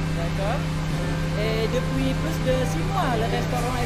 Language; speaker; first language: French; non-native, fluent; Indonesian